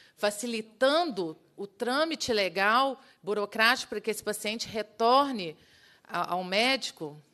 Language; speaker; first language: Portuguese; native; Portuguese